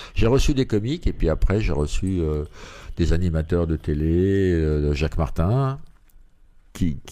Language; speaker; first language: French; native; French